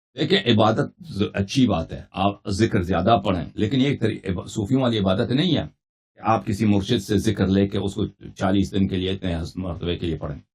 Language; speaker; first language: Urdu; non-native, fluent; Persian